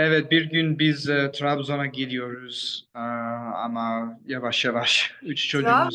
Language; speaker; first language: Turkish; non-native, learner; English